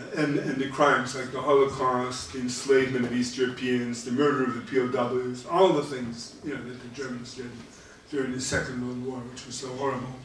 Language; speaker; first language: English; native; English